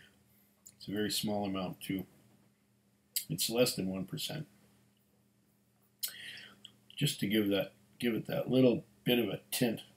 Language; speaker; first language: English; native; English